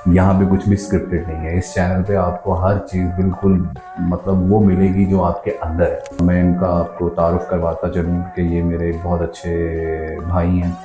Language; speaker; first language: Urdu; native; Urdu